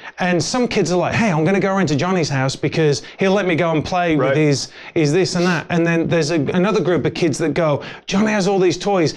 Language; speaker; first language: English; native; English